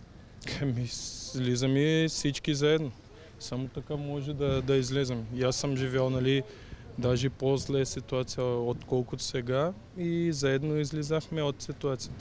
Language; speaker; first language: Bulgarian; non-native, fluent; Portuguese